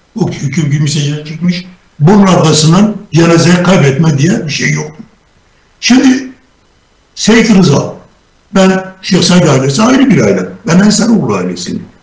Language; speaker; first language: Turkish; native; Turkish